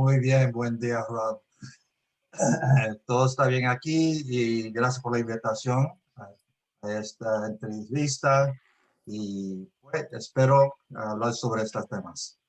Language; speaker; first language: Spanish; early bilingual, heritage; Spanish